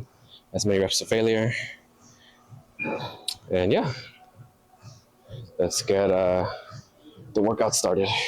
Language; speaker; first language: English; native; English